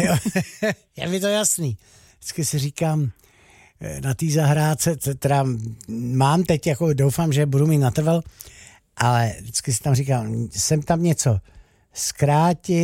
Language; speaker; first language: Czech; native; Czech